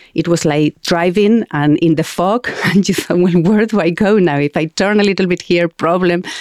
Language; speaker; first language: English; non-native, fluent; Spanish